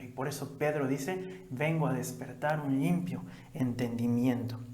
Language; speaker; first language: Spanish; native; Spanish